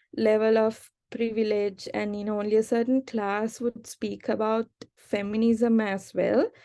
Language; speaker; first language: English; non-native, local second language; Sinhala